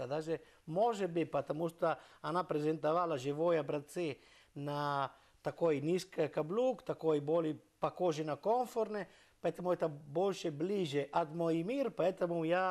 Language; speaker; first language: Russian; non-native, learner; Italian